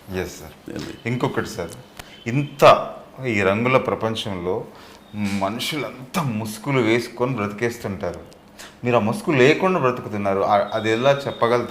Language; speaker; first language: Telugu; native; Telugu